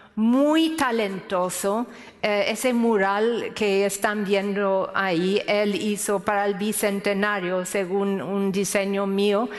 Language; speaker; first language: Spanish; non-native, fluent; English